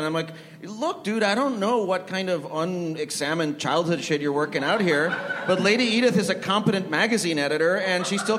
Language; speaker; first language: English; non-native, fluent; Spanish